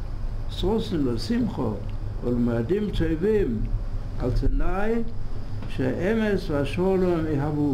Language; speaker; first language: Hebrew; non-native, fluent; English